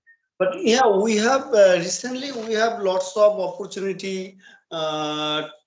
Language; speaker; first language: English; non-native, learner; Bangla